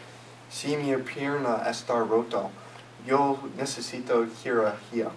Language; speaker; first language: Spanish; non-native, learner; English